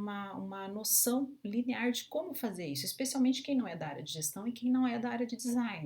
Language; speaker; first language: Portuguese; native; Portuguese